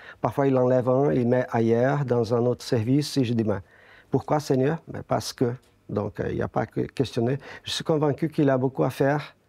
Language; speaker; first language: French; non-native, fluent; Portuguese